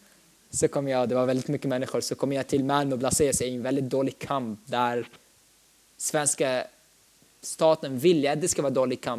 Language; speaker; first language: Swedish; non-native, fluent; Arabic